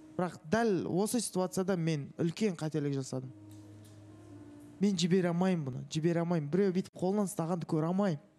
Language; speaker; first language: Kazakh; non-native, local second language; Russian